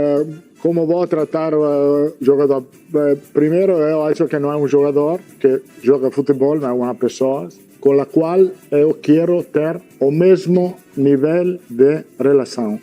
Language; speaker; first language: Portuguese; non-native, learner; Italian